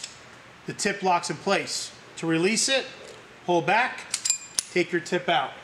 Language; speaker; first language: English; native; English